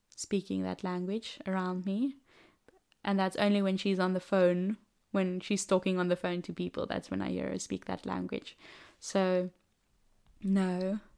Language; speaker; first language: English; non-native, local second language; Afrikaans